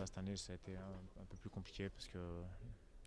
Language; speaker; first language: French; native; French